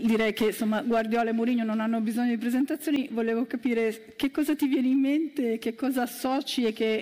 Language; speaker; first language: Italian; native; Italian